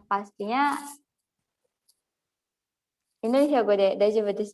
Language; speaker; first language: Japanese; non-native, learner; Indonesian